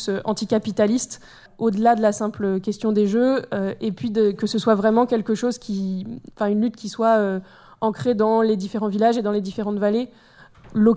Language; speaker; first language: French; native; French